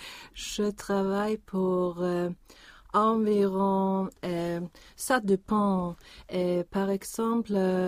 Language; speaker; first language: French; non-native, learner; Swedish